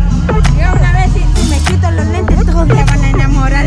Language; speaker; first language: Spanish; native; Spanish